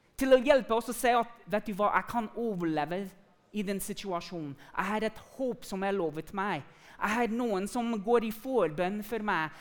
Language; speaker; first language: Norwegian; non-native, fluent; English